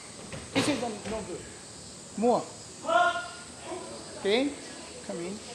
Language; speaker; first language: English; non-native, learner; Japanese